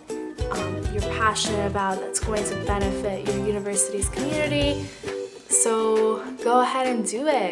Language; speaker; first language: English; native; English